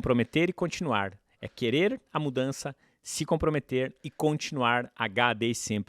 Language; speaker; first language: Portuguese; native; Portuguese